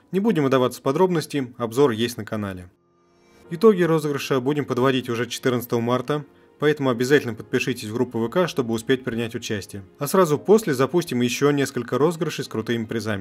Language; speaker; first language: Russian; native; Russian